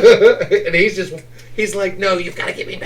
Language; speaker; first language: English; native; English